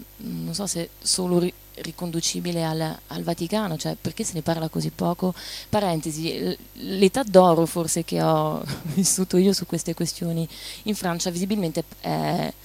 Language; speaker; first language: Italian; non-native, fluent; French